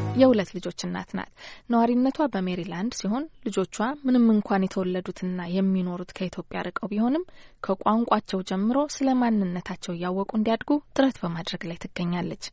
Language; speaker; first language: Amharic; native; Amharic